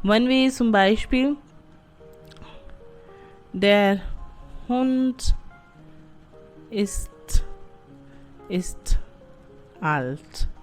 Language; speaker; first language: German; non-native, fluent; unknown